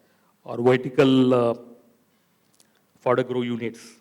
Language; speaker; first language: English; non-native, local second language; Marathi